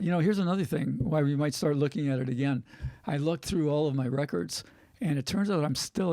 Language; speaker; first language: English; native; English